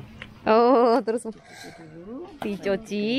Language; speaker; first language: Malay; non-native, fluent; Korean